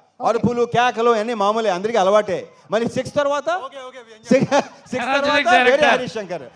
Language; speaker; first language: Telugu; native; Telugu